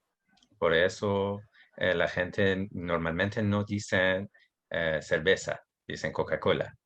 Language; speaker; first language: Spanish; non-native, learner; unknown